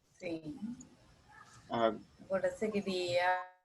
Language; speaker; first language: Portuguese; non-native, fluent; Spanish